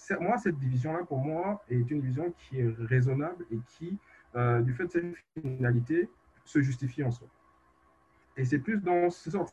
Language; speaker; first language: French; native; French